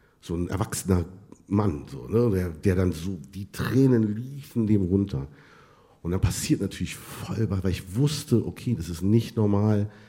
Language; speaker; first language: German; early bilingual, other home language; Arabic